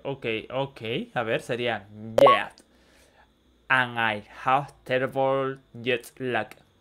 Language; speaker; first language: English; non-native, learner; Spanish